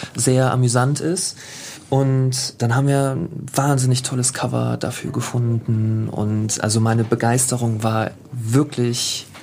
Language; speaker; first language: German; native; German